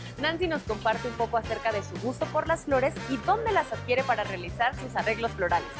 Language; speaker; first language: Spanish; native; Spanish